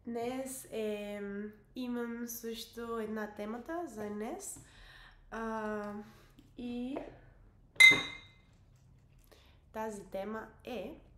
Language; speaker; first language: Bulgarian; non-native, learner; English